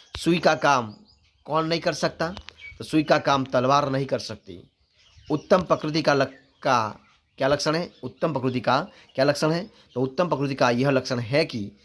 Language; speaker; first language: Hindi; non-native, local second language; Gujarati